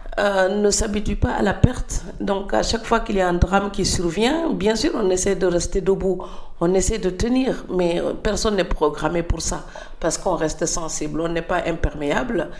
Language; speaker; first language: French; non-native, local second language; Serer